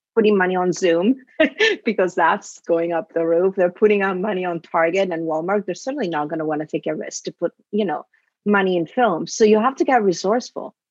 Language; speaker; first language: English; early bilingual, other home language; Italian